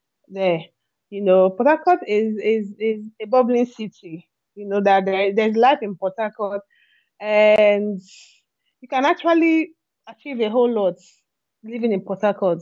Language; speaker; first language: English; non-native, local second language; Igbo